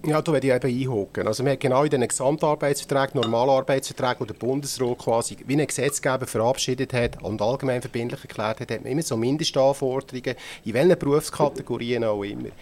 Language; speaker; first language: German; native; German